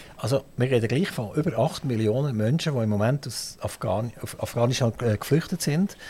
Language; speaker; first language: German; native; German